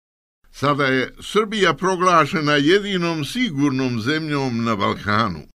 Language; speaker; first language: Serbian; native; Serbian